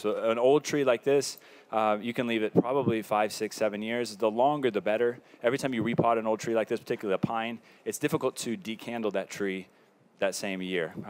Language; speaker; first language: English; native; English